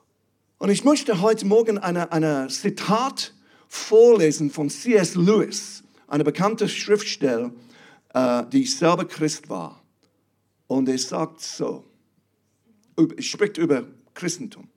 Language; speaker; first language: German; non-native, fluent; English